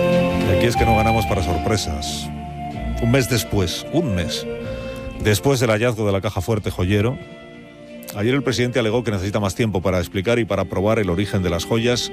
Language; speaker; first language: Spanish; native; Spanish